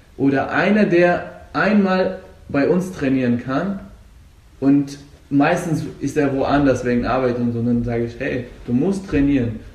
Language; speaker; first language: German; non-native, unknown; Persian